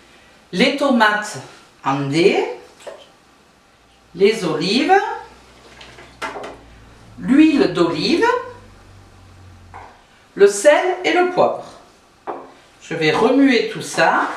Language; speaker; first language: French; native; French